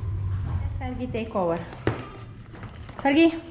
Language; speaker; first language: English; non-native, fluent; Serbian